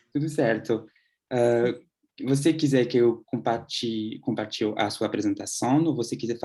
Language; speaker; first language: Portuguese; non-native, fluent; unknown